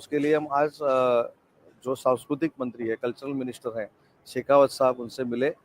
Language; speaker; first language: Hindi; non-native, local second language; Marathi